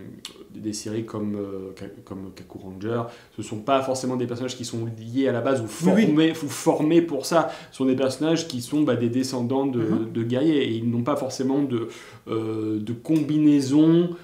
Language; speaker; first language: French; native; French